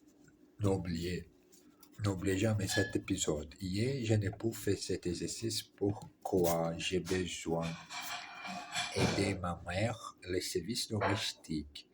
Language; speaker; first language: French; non-native, learner; German